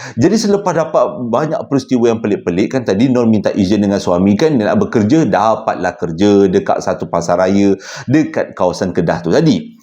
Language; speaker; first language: Malay; native; Malay